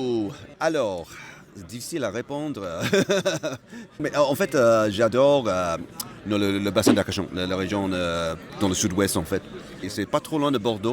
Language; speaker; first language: French; non-native, fluent; Malay